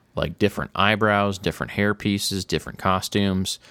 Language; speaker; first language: English; native; English